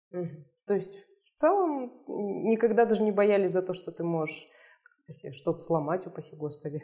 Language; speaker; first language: Russian; native; Russian